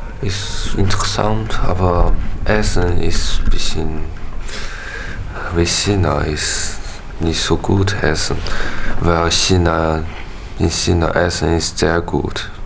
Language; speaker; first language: German; non-native, learner; Chinese